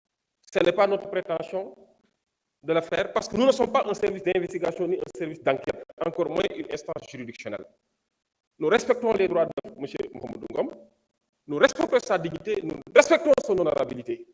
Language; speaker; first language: French; non-native, local second language; Wolof